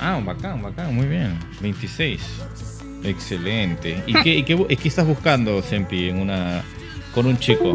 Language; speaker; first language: Spanish; native; Spanish